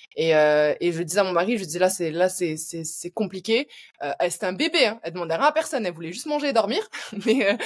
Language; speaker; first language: French; native; French